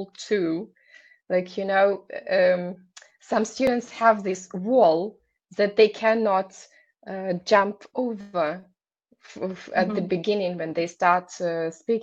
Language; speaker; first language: English; non-native, fluent; Russian